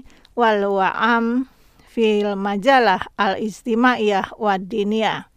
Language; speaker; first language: Arabic; non-native, fluent; Indonesian